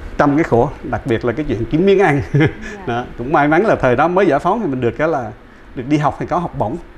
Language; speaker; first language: Vietnamese; native; Vietnamese